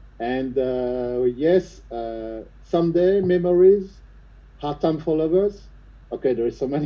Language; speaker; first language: English; non-native, fluent; French